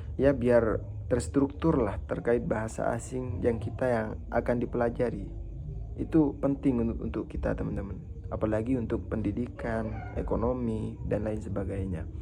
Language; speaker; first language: Indonesian; non-native, local second language; Madurese